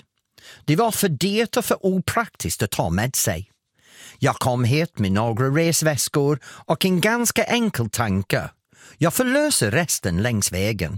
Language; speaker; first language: Swedish; non-native, fluent; English